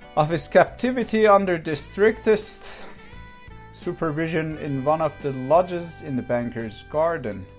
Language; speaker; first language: English; non-native, fluent; Azerbaijani